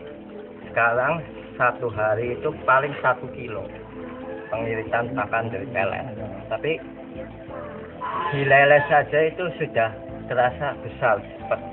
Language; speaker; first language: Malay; non-native, local second language; Javanese